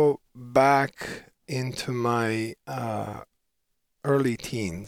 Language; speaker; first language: English; non-native, fluent; Bosnian